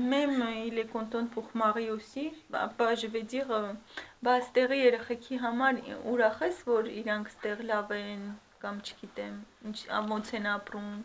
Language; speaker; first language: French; non-native, learner; Armenian